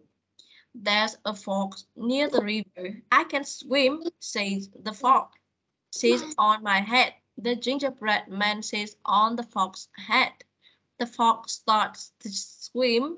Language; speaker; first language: English; non-native, fluent; Vietnamese